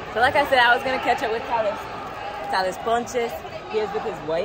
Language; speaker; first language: English; native; English